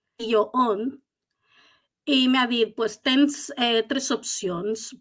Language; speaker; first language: Catalan; non-native, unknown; Spanish